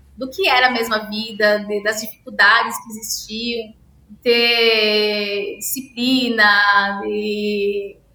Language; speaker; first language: Portuguese; native; Portuguese